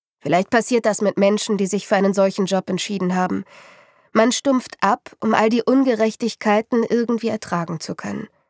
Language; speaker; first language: German; native; German